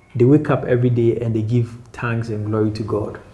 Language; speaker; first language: English; non-native, local second language; Akan